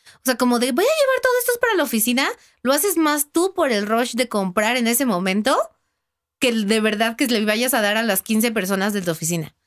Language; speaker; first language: Spanish; native; Spanish